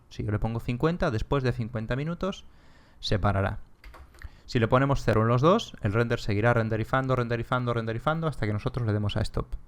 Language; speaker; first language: Spanish; native; Spanish